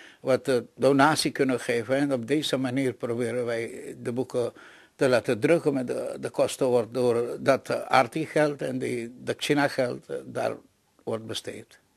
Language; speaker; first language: Dutch; non-native, local second language; Caribbean Hindustani